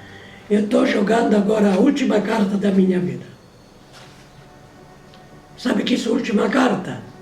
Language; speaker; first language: Portuguese; non-native, fluent; Polish